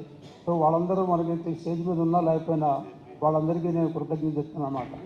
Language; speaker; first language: Telugu; native; Telugu